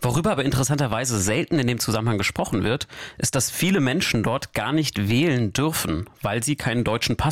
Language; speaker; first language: German; native; German